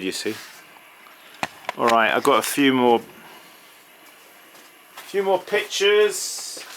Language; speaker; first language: English; native; English